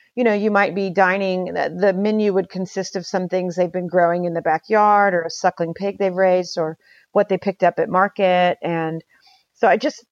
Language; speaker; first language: English; native; English